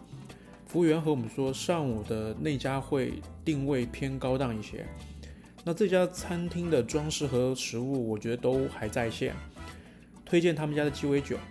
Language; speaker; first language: Chinese; native; Chinese